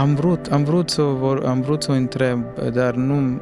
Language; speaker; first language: Romanian; non-native, fluent; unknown